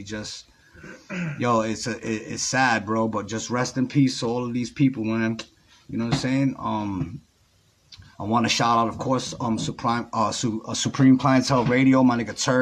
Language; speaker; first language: English; native; English